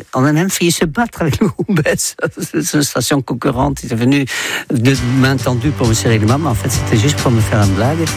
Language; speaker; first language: French; non-native, fluent; Dutch